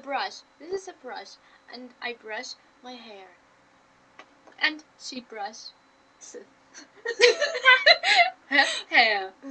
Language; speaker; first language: English; non-native, learner; German